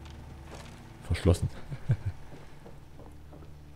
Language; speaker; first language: German; native; German